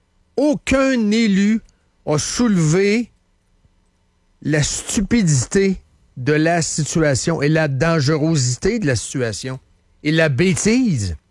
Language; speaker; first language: French; native; French